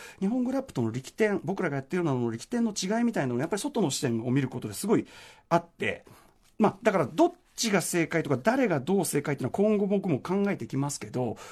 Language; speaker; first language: Japanese; native; Japanese